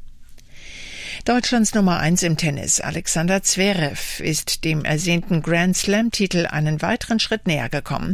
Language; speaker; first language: German; native; German